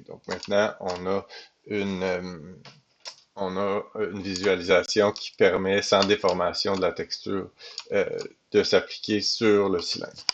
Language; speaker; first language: French; native; French